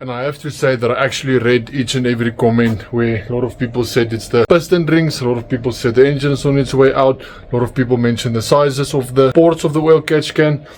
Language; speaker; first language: English; non-native, local second language; Afrikaans